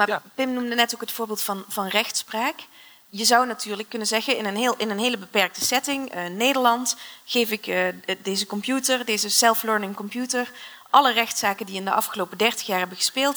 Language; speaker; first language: Dutch; native; Dutch